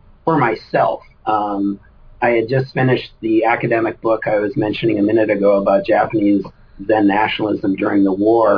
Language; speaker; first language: English; native; English